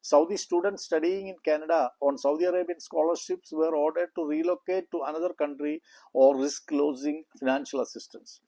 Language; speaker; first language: English; non-native, local second language; Malayalam